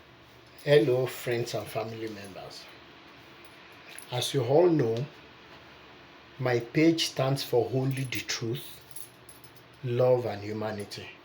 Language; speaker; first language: English; non-native, local second language; Yoruba